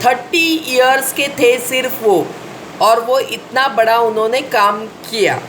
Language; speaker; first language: Hindi; non-native, local second language; Marathi